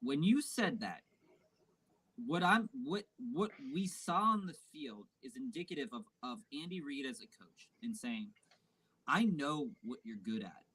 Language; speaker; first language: English; native; English